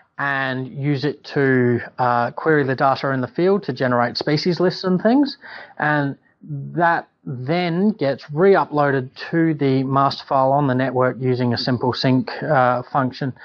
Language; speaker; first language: English; native; English